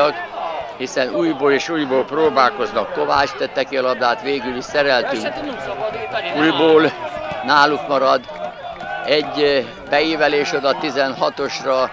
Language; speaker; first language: Hungarian; native; Hungarian